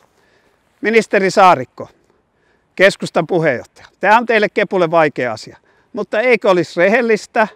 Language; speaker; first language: Finnish; native; Finnish